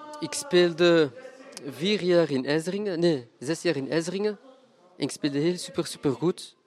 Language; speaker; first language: Dutch; non-native, local second language; French